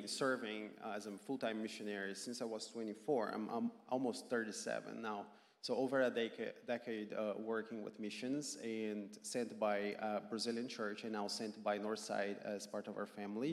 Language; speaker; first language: English; non-native, fluent; Portuguese